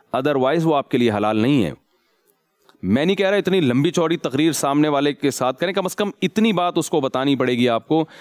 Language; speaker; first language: Urdu; native; Urdu